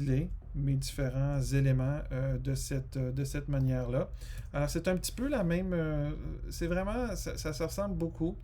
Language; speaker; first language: French; native; French